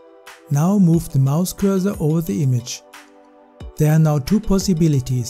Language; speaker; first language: English; non-native, fluent; German